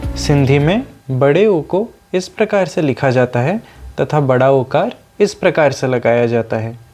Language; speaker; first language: Hindi; non-native, local second language; Sindhi